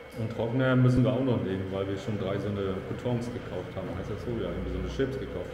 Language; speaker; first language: German; native; German